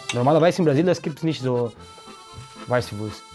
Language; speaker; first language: German; non-native, learner; Portuguese